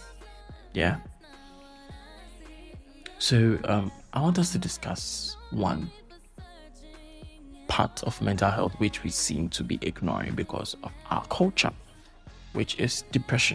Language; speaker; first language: English; non-native, local second language; Akan